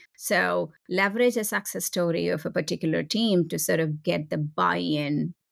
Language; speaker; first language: English; non-native, local second language; Tamil